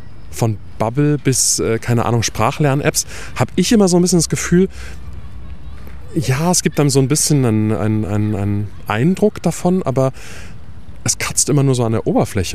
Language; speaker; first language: German; native; German